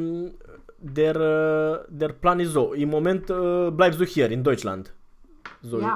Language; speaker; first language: German; non-native, fluent; Romanian